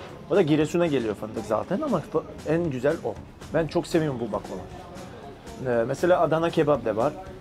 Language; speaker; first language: Turkish; non-native, learner; Macedonian